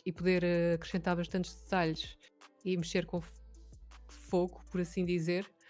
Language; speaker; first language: Portuguese; native; Portuguese